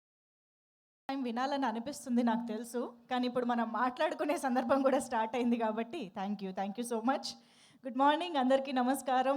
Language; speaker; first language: Telugu; native; Telugu